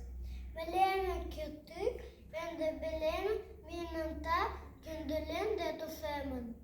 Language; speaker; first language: Kazakh; non-native, learner; Russian